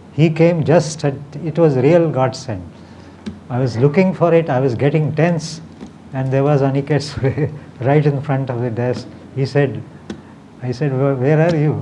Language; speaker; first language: English; non-native, local second language; Marathi